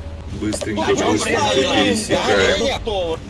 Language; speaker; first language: Russian; native; Russian